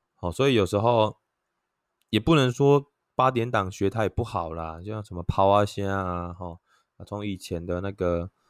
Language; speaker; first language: Chinese; non-native, local second language; Min Nan Chinese